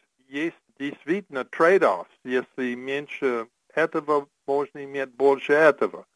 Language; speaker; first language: Russian; non-native, fluent; English